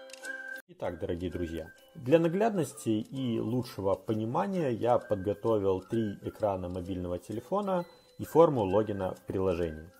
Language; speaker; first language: Russian; native; Russian